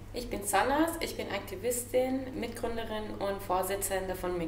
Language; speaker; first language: German; non-native, fluent; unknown